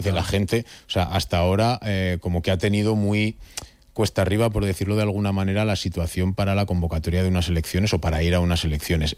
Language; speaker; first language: Spanish; native; Spanish